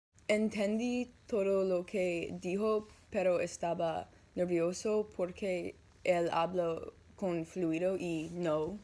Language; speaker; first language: Spanish; non-native, learner; English